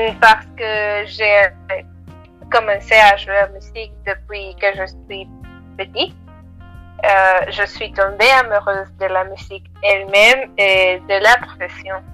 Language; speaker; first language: French; non-native, learner; Spanish